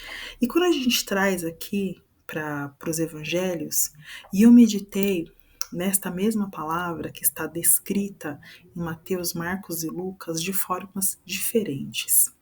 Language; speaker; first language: Portuguese; native; Portuguese